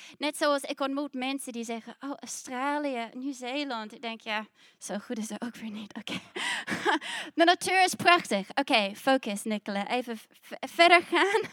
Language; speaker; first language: Dutch; non-native, fluent; English